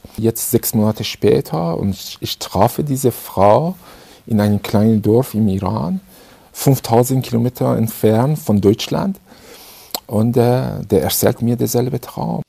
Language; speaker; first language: German; non-native, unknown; Persian